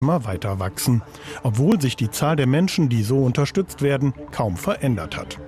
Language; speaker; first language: German; native; German